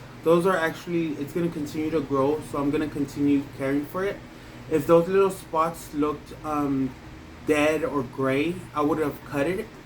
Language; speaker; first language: English; native; English